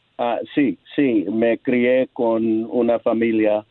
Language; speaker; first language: Spanish; non-native, learner; English